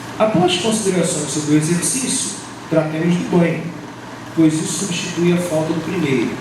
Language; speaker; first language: Portuguese; native; Portuguese